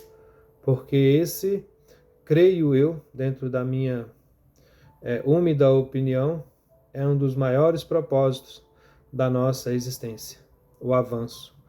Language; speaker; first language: Portuguese; native; Portuguese